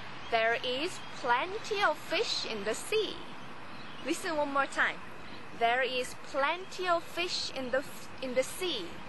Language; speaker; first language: English; non-native, fluent; Korean